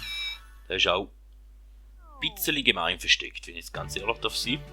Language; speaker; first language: German; native; German